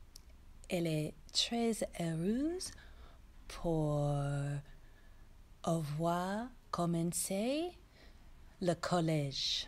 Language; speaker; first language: French; non-native, learner; English